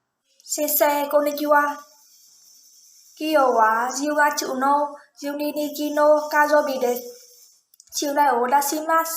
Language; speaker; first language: Japanese; non-native, learner; Vietnamese